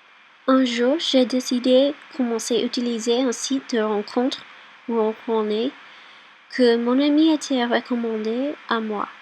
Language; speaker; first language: French; non-native, learner; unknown